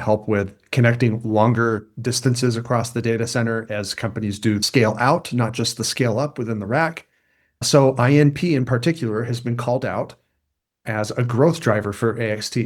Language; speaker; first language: English; native; English